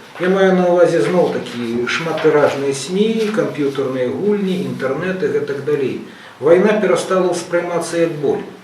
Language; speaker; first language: Belarusian; non-native, local second language; Russian